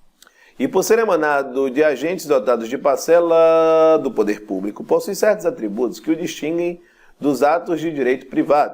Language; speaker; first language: Portuguese; native; Portuguese